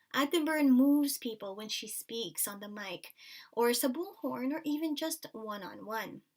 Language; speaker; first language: English; non-native, local second language; Filipino